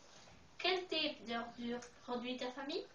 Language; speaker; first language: French; non-native, learner; Spanish